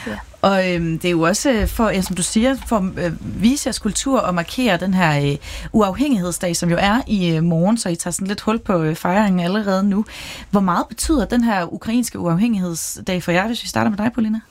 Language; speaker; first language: Danish; native; Danish